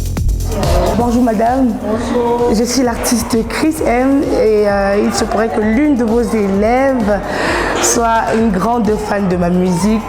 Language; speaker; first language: French; native; French